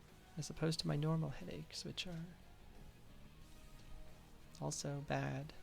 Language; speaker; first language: English; native; English